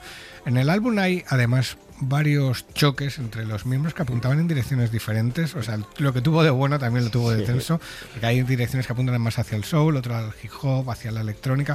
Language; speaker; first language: Spanish; native; Spanish